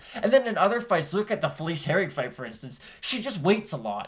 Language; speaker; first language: English; native; English